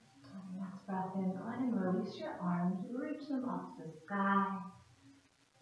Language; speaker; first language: English; native; English